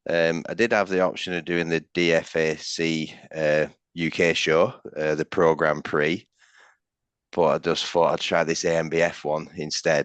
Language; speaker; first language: English; native; English